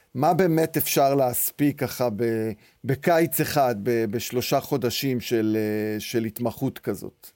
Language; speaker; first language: Hebrew; native; Hebrew